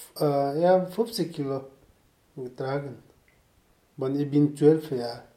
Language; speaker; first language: German; non-native, learner; Sherpa